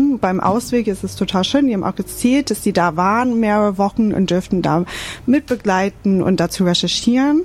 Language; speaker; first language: German; non-native, fluent; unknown